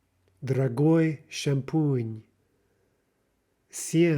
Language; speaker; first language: Russian; non-native, fluent; English